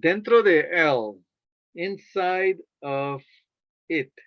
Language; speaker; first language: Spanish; non-native, fluent; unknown